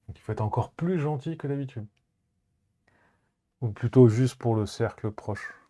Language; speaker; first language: French; native; French